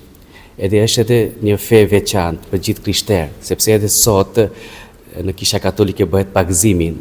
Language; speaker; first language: Albanian; non-native, fluent; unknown